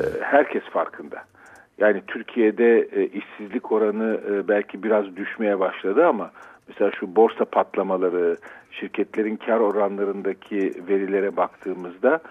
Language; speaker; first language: Turkish; native; Turkish